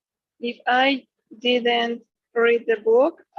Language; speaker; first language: English; non-native, learner; Spanish